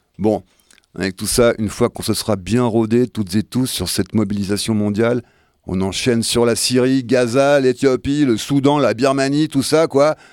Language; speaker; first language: French; native; French